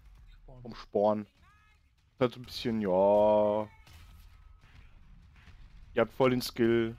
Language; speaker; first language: German; native; German